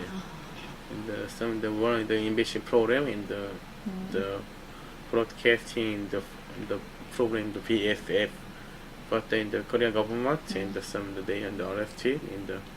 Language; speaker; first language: English; non-native, learner; Korean